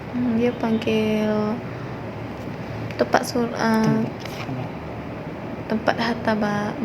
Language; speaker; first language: Indonesian; non-native, learner; Malay